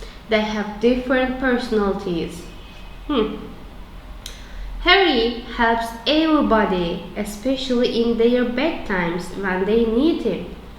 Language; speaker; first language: English; non-native, fluent; Turkish